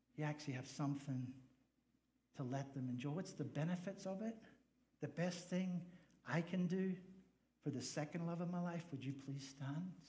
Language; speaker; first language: English; native; English